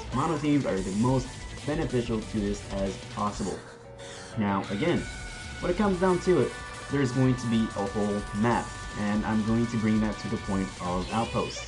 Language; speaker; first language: English; native; English